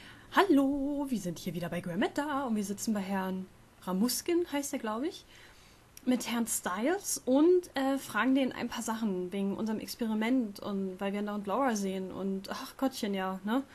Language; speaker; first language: German; native; German